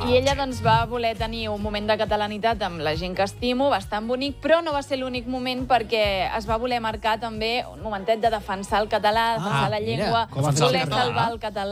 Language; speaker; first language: Catalan; native; Catalan